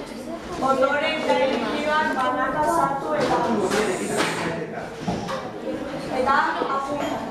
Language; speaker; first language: Basque; non-native, local second language; Spanish